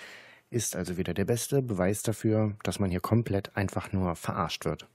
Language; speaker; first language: German; native; German